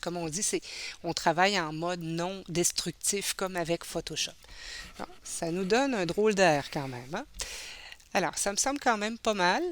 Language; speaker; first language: French; native; French